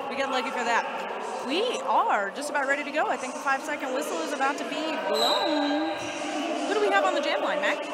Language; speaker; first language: English; native; English